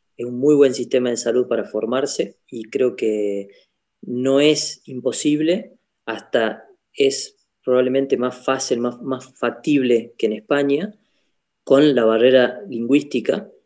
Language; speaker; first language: Spanish; native; Spanish